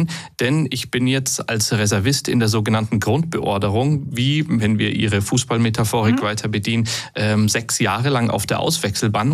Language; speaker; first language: German; native; German